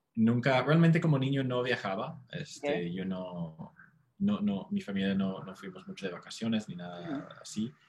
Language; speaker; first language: Spanish; non-native, fluent; English